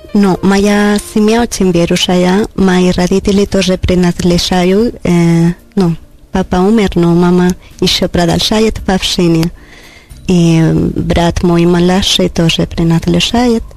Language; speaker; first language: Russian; non-native, learner; Spanish